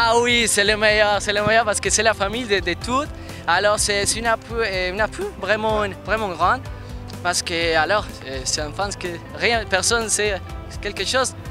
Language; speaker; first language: French; non-native, learner; Spanish